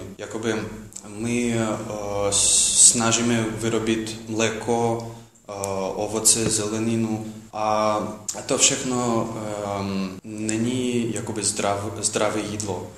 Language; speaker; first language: Czech; non-native, learner; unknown